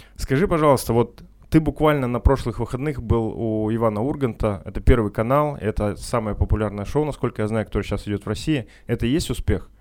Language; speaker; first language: Russian; native; Russian